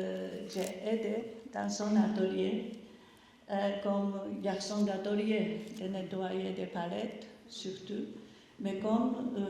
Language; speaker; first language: French; non-native, learner; Japanese